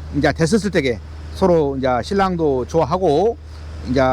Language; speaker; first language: Korean; native; Korean